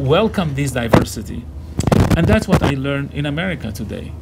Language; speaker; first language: English; non-native, fluent; Arabic